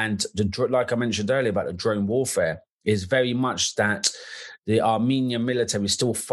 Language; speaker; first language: English; native; English